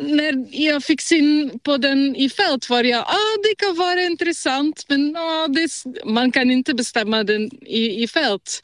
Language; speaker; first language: Swedish; non-native, fluent; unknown